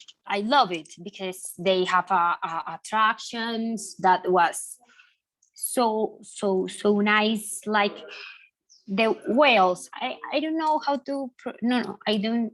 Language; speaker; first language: English; non-native, learner; Spanish